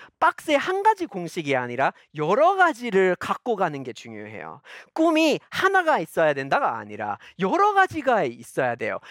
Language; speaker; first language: Korean; non-native, fluent; English